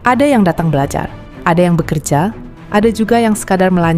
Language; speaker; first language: Malay; native; Malay